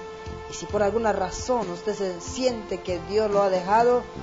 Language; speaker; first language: Spanish; native; Spanish